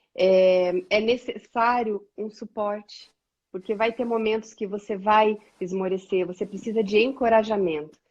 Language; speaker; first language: Portuguese; native; Portuguese